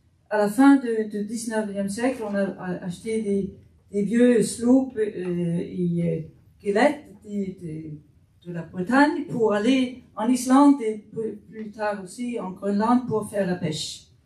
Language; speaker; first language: French; non-native, fluent; Faroese